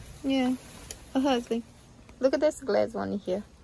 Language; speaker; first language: English; non-native, learner; Portuguese